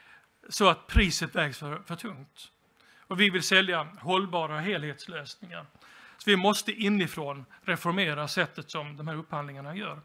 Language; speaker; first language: Swedish; native; Swedish